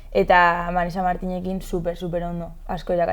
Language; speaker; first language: Basque; non-native, local second language; Spanish